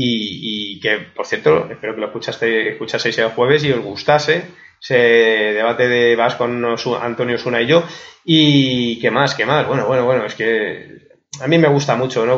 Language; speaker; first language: Spanish; native; Spanish